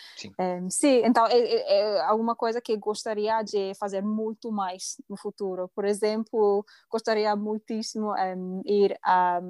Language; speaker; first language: Portuguese; non-native, learner; English